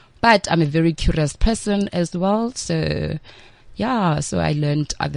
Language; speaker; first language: English; non-native, local second language; Northern Sotho